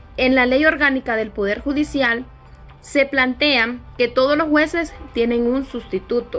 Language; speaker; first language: Spanish; native; Spanish